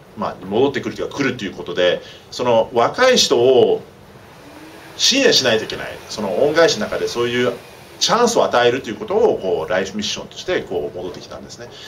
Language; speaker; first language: Japanese; early bilingual, heritage; Japanese